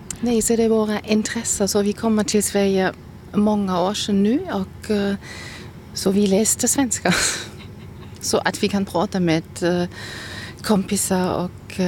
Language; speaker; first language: Swedish; non-native, learner; German